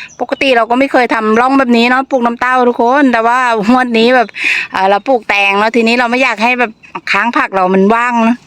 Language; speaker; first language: Thai; non-native, local second language; Northeastern Thai